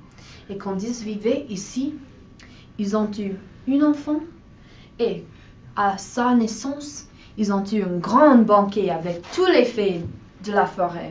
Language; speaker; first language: French; non-native, learner; English